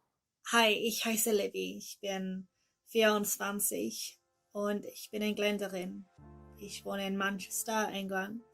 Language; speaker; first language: German; non-native, learner; English